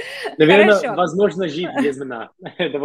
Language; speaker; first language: Russian; non-native, learner; English